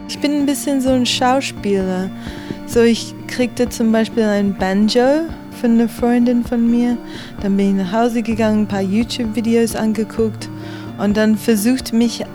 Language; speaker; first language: German; non-native, fluent; English